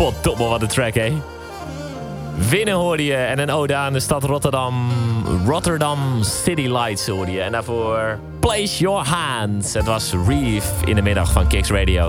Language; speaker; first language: Dutch; native; Dutch